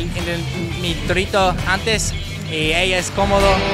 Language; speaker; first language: Spanish; non-native, learner; English